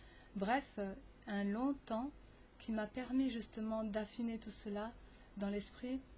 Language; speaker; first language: French; native; French